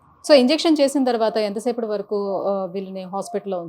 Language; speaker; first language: Telugu; native; Telugu